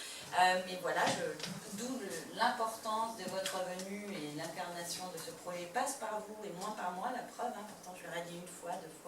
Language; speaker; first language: French; native; French